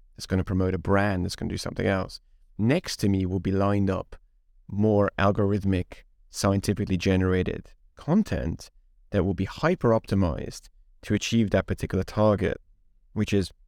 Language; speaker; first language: English; non-native, fluent; Hungarian